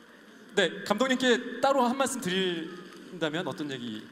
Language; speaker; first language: Korean; native; Korean